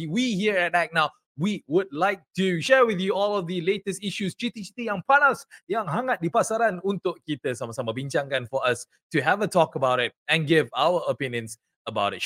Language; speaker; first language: English; non-native, local second language; Malay